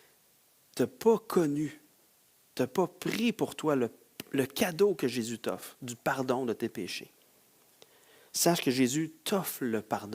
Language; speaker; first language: French; native; French